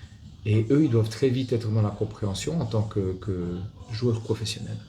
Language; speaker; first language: French; native; French